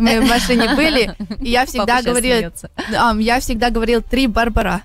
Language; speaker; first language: Russian; early bilingual, heritage; Russian